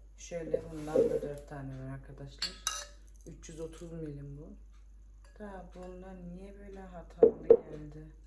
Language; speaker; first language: Turkish; early bilingual, heritage; Turkish